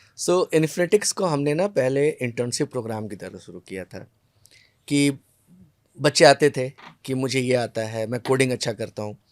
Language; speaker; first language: Hindi; native; Hindi